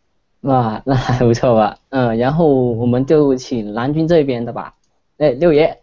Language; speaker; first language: Chinese; non-native, local second language; Cantonese